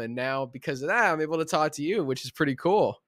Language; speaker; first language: English; native; English